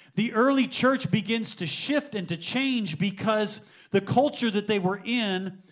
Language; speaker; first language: English; native; English